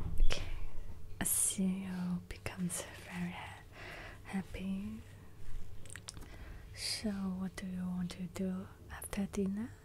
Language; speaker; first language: English; non-native, learner; Cantonese